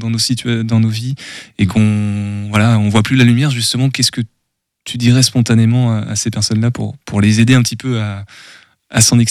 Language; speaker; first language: French; native; French